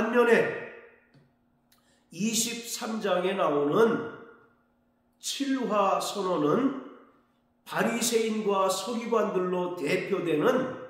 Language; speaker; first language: Korean; native; Korean